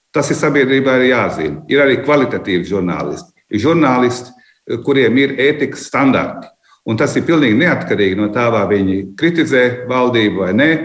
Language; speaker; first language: Latvian; native; Latvian